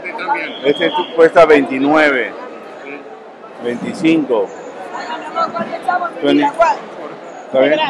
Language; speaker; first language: Spanish; non-native, learner; English